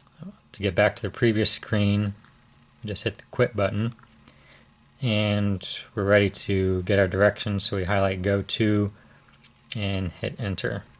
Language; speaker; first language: English; native; English